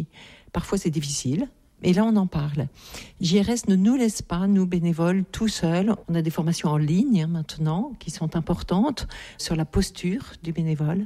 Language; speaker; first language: French; native; French